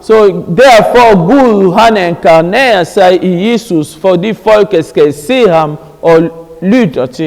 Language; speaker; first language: Danish; non-native, learner; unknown